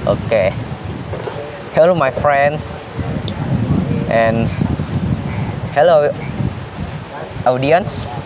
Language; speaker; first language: English; non-native, learner; Indonesian